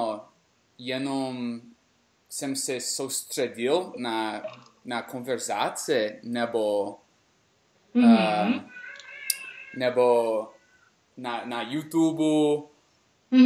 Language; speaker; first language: Czech; non-native, learner; English